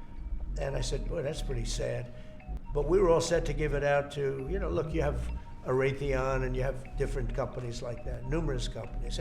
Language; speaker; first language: English; native; English